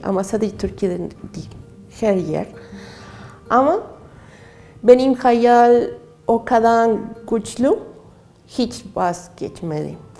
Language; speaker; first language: Turkish; non-native, learner; Spanish